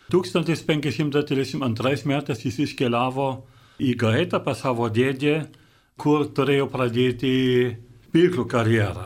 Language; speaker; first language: Lithuanian; non-native, fluent; German